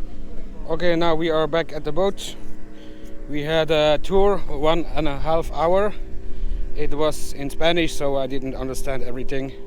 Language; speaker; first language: English; non-native, fluent; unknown